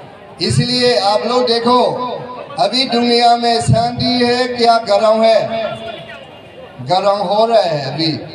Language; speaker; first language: Hindi; non-native, learner; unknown